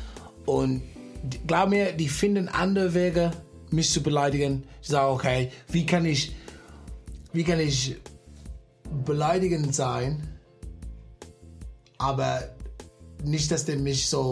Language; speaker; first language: German; non-native, fluent; English